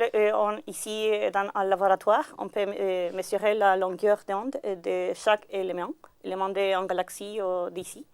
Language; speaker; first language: French; non-native, learner; Spanish